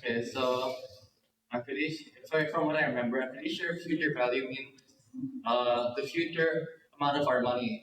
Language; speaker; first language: English; non-native, fluent; Indonesian